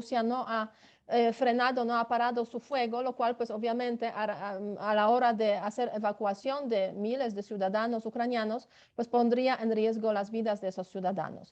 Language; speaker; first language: Spanish; non-native, fluent; Polish